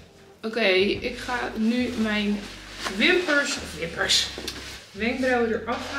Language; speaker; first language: Dutch; native; Dutch